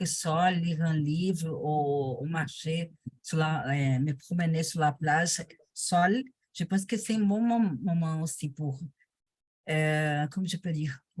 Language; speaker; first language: French; non-native, learner; Portuguese